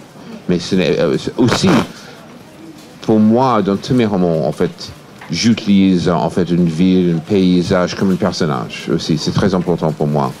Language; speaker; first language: French; non-native, fluent; English